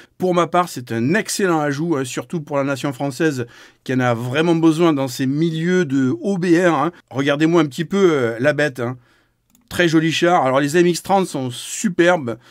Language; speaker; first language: French; native; French